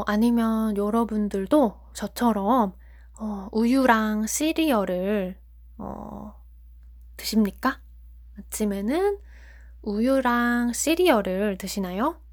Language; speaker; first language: Korean; non-native, fluent; Japanese